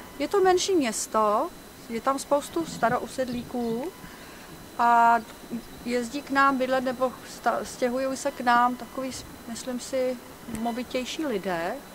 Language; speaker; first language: Czech; native; Czech